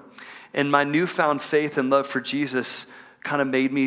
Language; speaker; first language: English; native; English